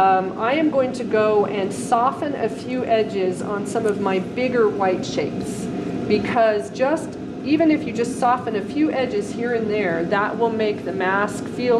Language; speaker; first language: English; native; English